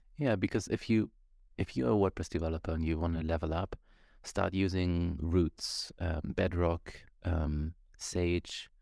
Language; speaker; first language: English; non-native, fluent; German